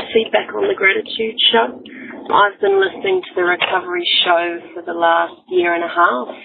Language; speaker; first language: English; native; English